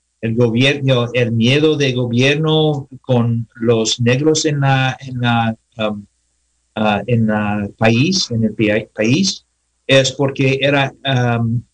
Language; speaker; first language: Spanish; non-native, learner; English